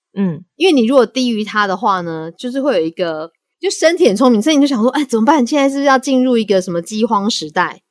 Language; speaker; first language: Chinese; native; Chinese